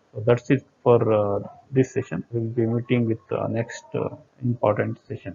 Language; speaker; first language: English; non-native, local second language; Kannada